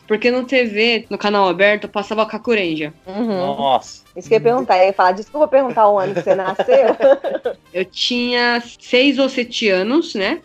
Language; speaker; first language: Portuguese; early bilingual, other home language; Japanese